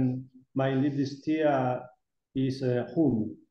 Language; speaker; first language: German; non-native, learner; Spanish